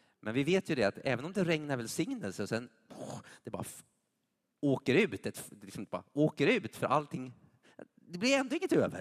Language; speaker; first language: Swedish; native; Swedish